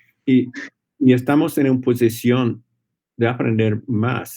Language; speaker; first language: Spanish; non-native, fluent; English